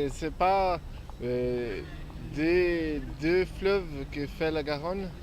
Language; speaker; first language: French; non-native, learner; Portuguese